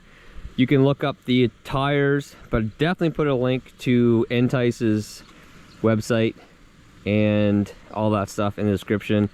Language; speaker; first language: English; native; English